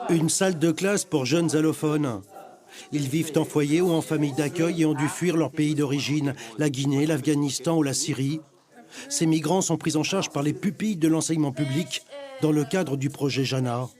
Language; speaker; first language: French; native; French